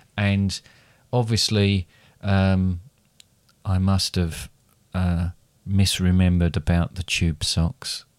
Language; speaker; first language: English; native; English